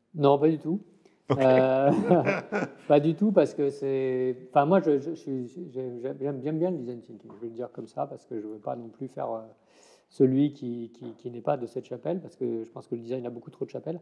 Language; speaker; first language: French; native; French